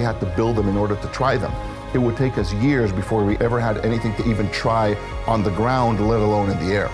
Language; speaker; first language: English; native; English